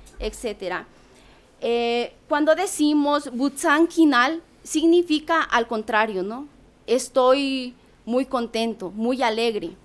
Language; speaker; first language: Spanish; non-native, local second language; Tzeltal